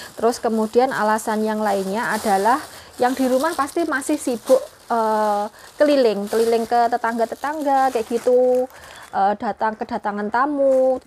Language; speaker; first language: Indonesian; non-native, local second language; Javanese